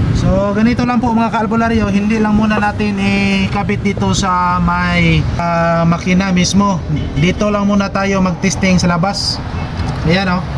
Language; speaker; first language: Filipino; native; Filipino